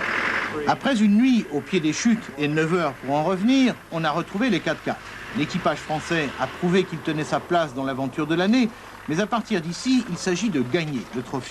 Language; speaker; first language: French; native; French